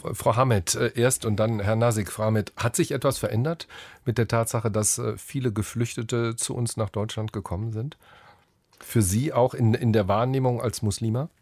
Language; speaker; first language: German; native; German